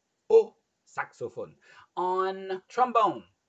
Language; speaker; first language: English; native; English